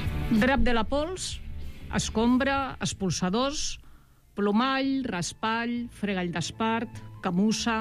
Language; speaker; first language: Catalan; native; Catalan